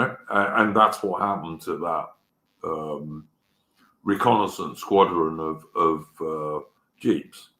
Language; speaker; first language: English; native; English